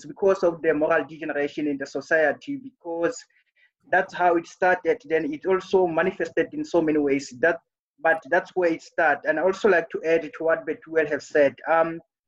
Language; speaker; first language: English; non-native, local second language; Southern Sotho